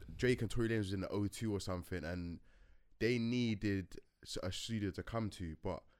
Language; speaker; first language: English; native; English